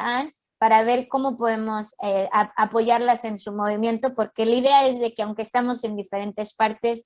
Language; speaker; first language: Spanish; native; Spanish